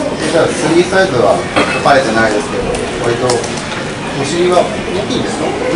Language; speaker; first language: Japanese; native; Japanese